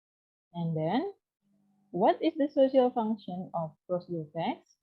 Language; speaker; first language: English; non-native, learner; Indonesian